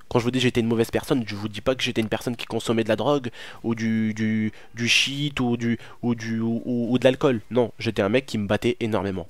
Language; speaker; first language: French; early bilingual, other home language; Arabic